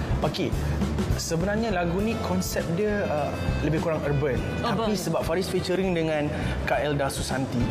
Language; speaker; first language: Malay; native; Malay